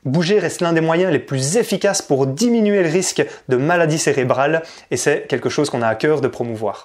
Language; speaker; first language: French; native; French